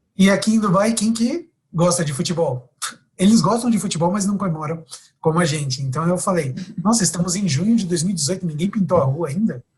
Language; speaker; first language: Portuguese; native; Portuguese